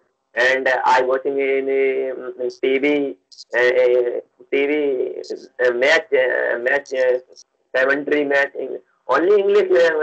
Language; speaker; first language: English; non-native, learner; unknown